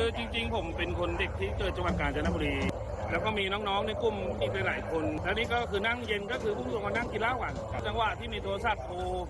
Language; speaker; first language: Thai; native; Thai